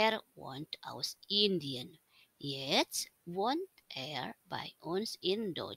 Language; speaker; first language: German; non-native, fluent; Indonesian